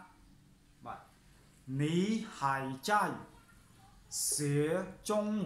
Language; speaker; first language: Chinese; non-native, fluent; Khmer